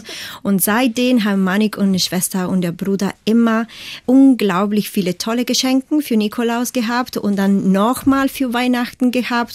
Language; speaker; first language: German; non-native, fluent; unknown